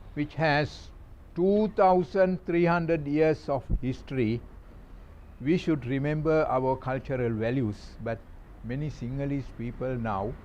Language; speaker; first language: English; non-native, local second language; Sinhala